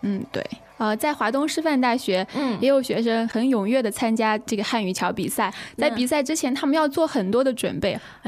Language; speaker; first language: Chinese; native; Chinese